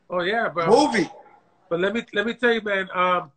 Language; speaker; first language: English; native; English